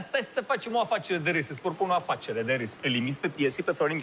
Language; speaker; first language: Romanian; native; Romanian